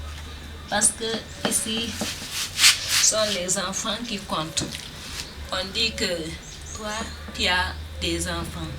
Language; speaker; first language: French; non-native, learner; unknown